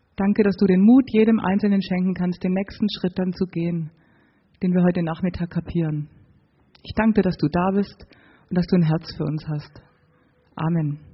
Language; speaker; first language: German; native; German